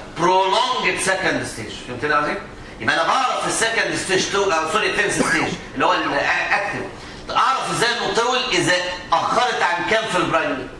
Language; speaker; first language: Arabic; native; Arabic